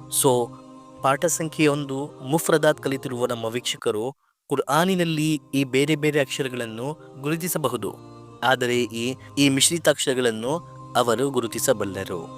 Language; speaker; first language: Kannada; non-native, local second language; Urdu